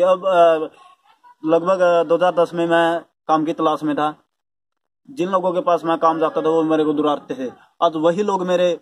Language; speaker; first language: Hindi; native; Hindi